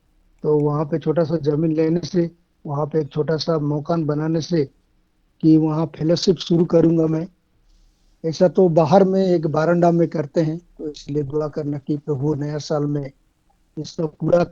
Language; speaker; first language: Hindi; non-native, local second language; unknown